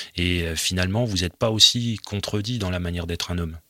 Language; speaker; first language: French; native; French